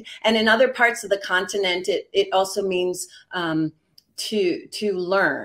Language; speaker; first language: English; native; English